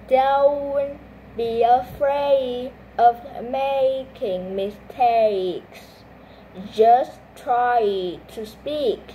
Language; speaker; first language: English; non-native, learner; Vietnamese